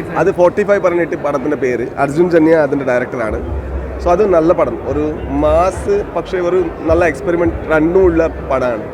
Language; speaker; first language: Malayalam; non-native, learner; Kannada